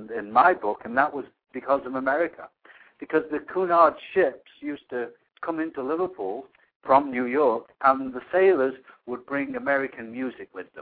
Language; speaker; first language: English; native; English